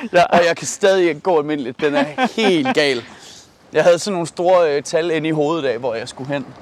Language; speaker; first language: Danish; early bilingual, other home language; Persian